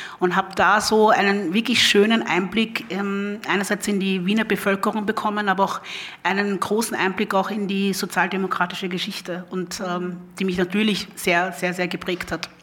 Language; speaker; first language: German; early bilingual, other home language; Lingala